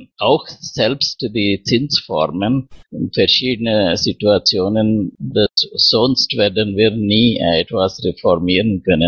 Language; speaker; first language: German; non-native, learner; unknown